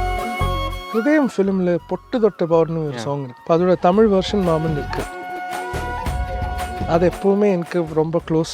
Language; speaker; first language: Tamil; non-native, learner; Malayalam